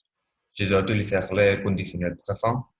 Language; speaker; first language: French; non-native, learner; Spanish